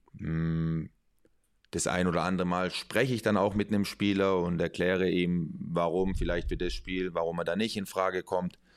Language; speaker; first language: German; early bilingual, other home language; Spanish